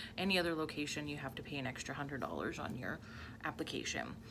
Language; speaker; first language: English; native; English